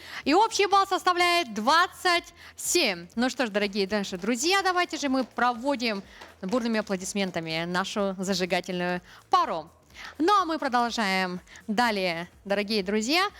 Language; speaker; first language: Russian; native; Russian